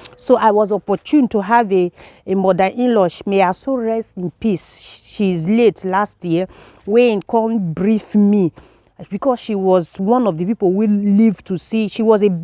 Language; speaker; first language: Nigerian Pidgin; native; Nigerian Pidgin